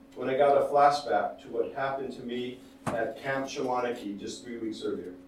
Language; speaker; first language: English; native; English